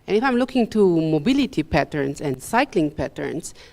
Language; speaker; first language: English; non-native, fluent; Romanian